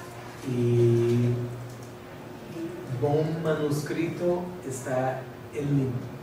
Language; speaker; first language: Portuguese; non-native, learner; English